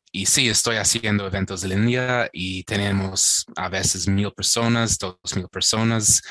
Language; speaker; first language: Spanish; non-native, fluent; English